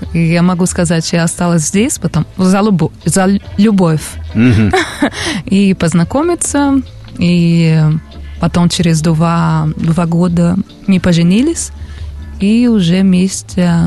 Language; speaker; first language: Russian; non-native, learner; Portuguese